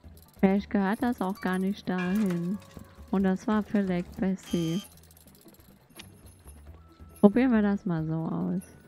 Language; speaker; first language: German; native; German